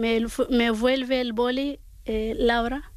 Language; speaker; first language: Spanish; non-native, learner; Arabic